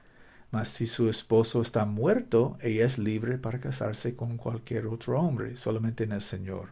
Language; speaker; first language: Spanish; non-native, learner; English